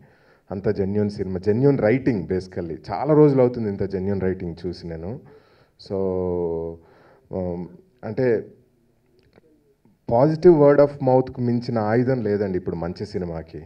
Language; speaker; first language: Telugu; native; Telugu